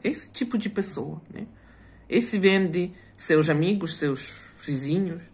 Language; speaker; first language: Portuguese; non-native, fluent; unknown